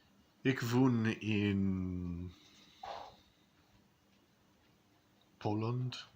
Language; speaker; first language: Dutch; non-native, learner; English